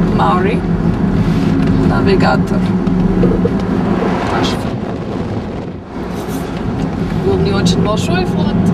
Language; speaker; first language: Russian; non-native, fluent; English